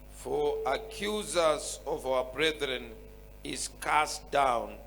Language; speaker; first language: English; non-native, local second language; Swahili